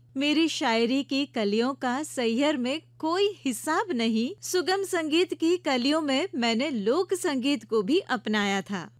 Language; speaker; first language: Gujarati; native; Gujarati